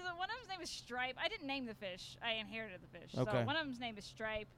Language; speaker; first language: English; native; English